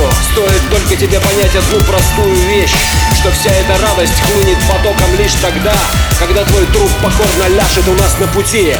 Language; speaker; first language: Russian; native; Russian